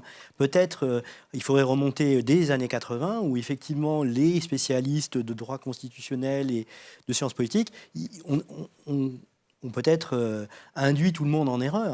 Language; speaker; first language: French; native; French